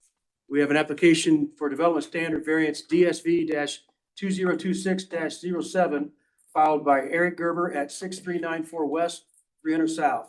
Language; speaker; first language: English; native; English